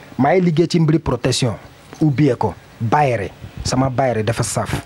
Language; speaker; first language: Wolof; non-native, learner; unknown